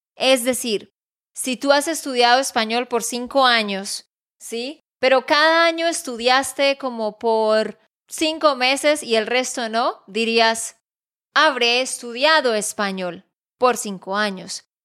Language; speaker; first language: Spanish; native; Spanish